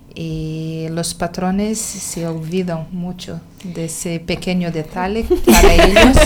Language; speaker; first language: Spanish; non-native, learner; Portuguese